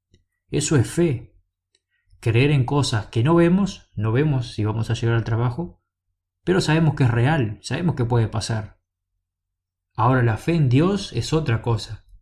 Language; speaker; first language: Spanish; native; Spanish